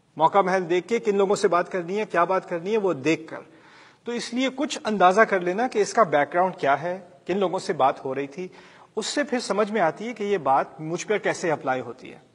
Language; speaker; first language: Urdu; early bilingual, heritage; Urdu